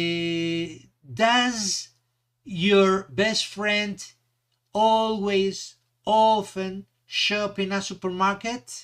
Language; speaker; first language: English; non-native, fluent; Spanish